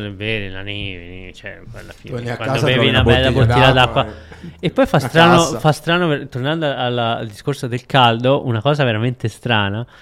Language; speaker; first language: Italian; native; Italian